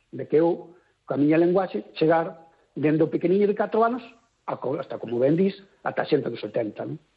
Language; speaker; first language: Galician; native; Galician